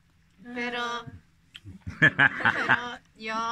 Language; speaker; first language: Spanish; non-native, learner; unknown